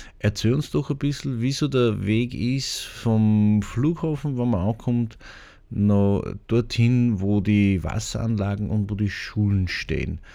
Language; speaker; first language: German; native; German